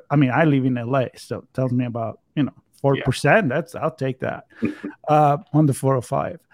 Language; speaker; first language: English; non-native, fluent; Italian